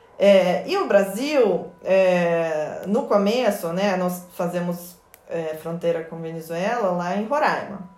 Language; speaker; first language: Portuguese; non-native, fluent; Russian